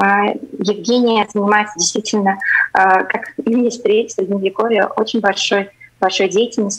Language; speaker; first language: Russian; native; Russian